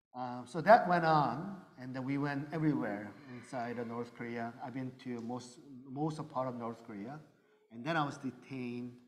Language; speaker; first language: English; early bilingual, other home language; Korean